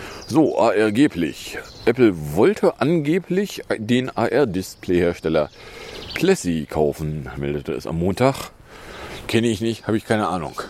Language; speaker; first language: German; native; German